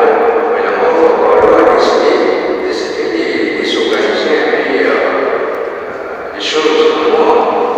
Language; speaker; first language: French; non-native, local second language; Morisyen